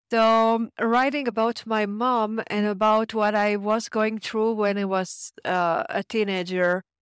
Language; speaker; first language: English; non-native, fluent; French